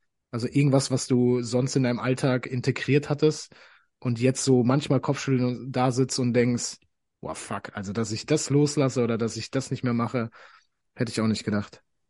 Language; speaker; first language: German; native; German